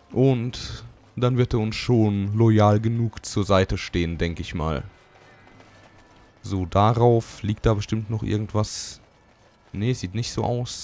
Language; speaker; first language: German; native; German